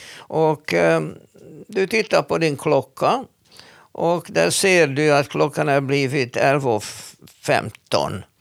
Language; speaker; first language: Swedish; non-native, fluent; Hungarian